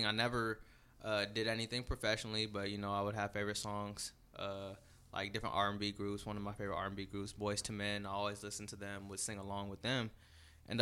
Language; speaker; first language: English; native; English